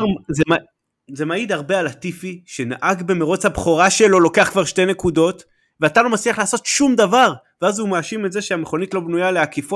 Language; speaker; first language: Hebrew; native; Hebrew